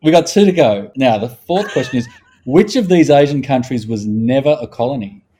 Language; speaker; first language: English; native; English